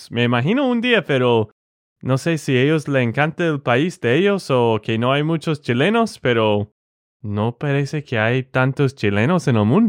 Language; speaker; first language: Spanish; non-native, fluent; English